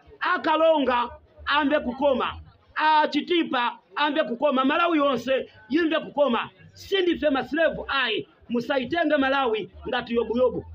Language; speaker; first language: Nyanja; non-native, local second language; Tumbuka